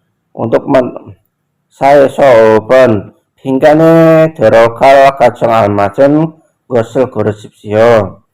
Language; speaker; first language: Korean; non-native, fluent; Indonesian